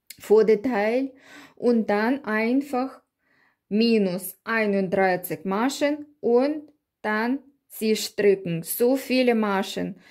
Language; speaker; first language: German; non-native, learner; Russian